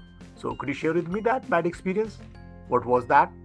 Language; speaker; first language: English; non-native, fluent; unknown